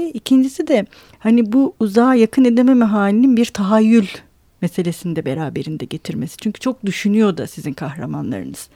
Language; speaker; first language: Turkish; native; Turkish